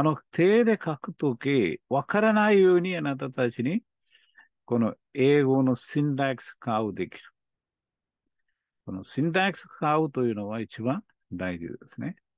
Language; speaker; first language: Japanese; non-native, learner; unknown